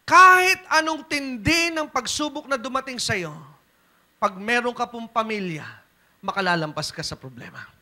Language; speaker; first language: Filipino; native; Filipino